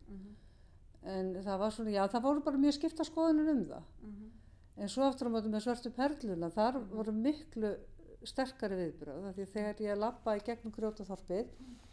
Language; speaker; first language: Icelandic; native; Icelandic